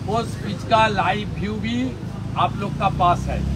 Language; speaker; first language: Hindi; non-native, local second language; Bangla